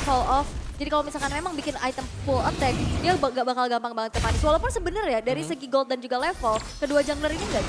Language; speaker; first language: Indonesian; native; Indonesian